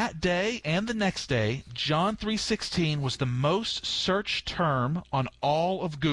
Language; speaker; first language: English; native; English